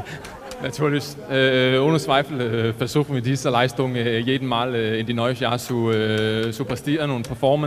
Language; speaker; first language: German; non-native, learner; Danish